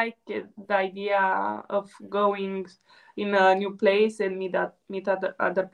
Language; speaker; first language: English; non-native, fluent; Romanian